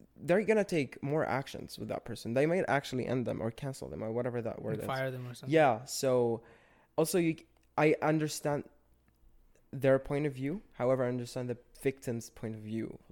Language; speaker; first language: English; non-native, fluent; Arabic